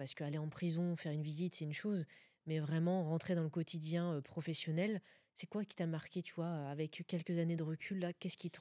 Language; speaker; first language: French; native; French